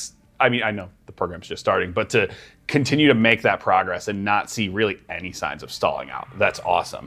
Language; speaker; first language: English; native; English